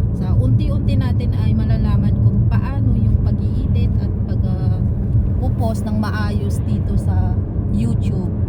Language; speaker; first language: Filipino; non-native, local second language; Maguindanaon